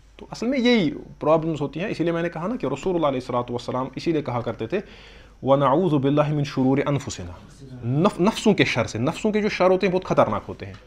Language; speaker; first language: Urdu; non-native, local second language; Kashmiri